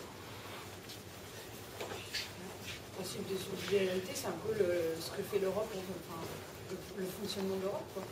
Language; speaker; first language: French; native; French